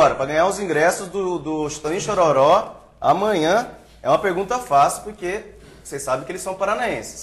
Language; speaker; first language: Portuguese; native; Portuguese